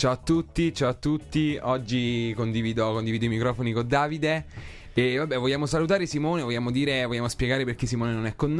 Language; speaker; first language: Italian; native; Italian